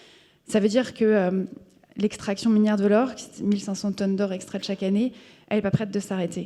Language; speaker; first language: French; native; French